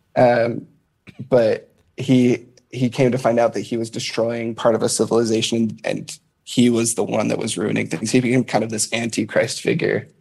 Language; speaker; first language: English; native; English